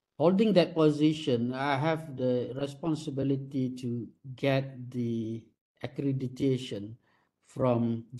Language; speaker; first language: English; non-native, local second language; Malay